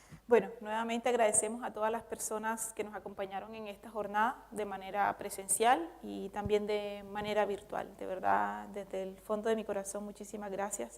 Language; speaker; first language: Spanish; native; Spanish